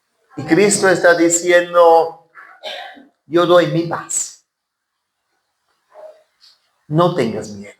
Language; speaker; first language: Spanish; non-native, fluent; English